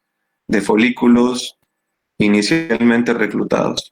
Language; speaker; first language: Spanish; native; Spanish